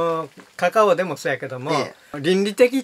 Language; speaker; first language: Japanese; native; Japanese